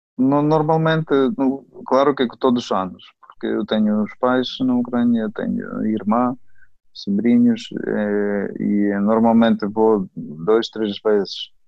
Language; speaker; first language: Portuguese; non-native, fluent; Ukrainian